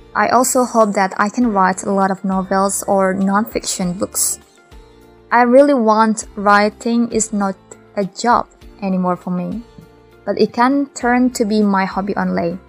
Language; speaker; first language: English; non-native, fluent; Indonesian